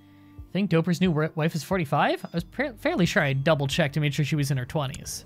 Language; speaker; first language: English; native; English